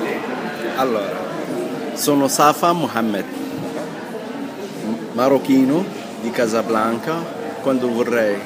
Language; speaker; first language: Italian; non-native, learner; Arabic